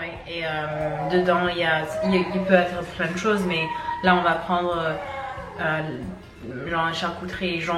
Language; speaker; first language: French; non-native, fluent; English